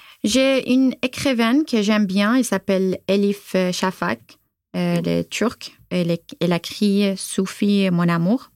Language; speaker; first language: French; non-native, fluent; Arabic